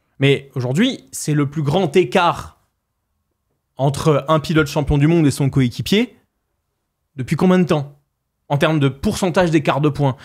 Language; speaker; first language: French; native; French